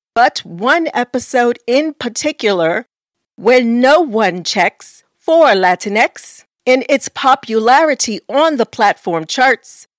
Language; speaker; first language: English; early bilingual, other home language; Spanish